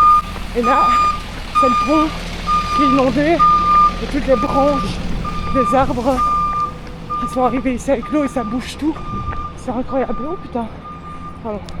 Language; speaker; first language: French; native; French